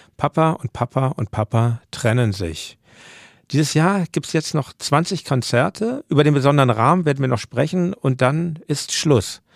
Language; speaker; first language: German; native; German